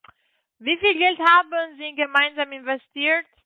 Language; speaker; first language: German; non-native, learner; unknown